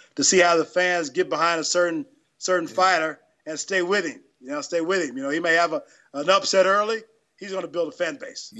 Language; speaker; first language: English; native; English